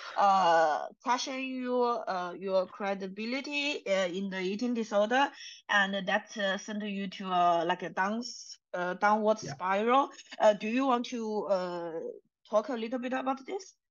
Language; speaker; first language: English; non-native, fluent; Chinese